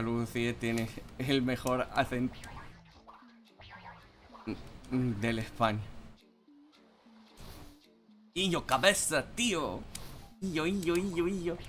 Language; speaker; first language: Spanish; non-native, fluent; English